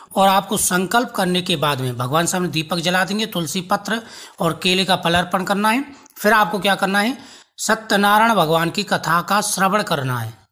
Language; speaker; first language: Hindi; native; Hindi